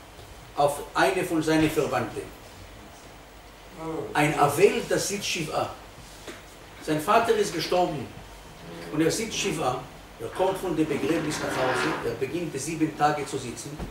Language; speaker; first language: German; non-native, fluent; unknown